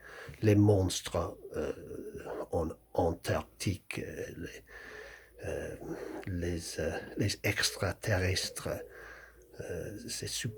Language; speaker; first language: French; non-native, fluent; English